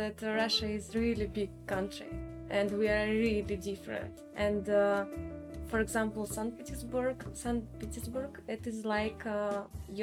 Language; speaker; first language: English; non-native, learner; Russian